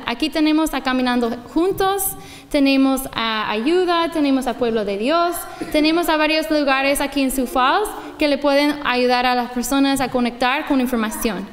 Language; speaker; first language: Spanish; non-native, fluent; English